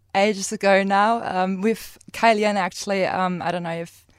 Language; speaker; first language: English; non-native, fluent; German